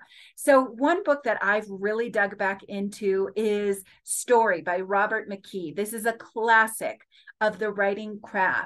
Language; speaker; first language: English; native; English